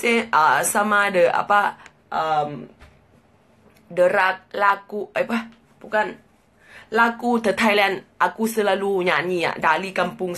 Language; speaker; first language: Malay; non-native, learner; Thai